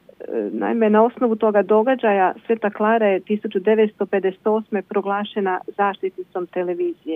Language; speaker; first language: Croatian; native; Croatian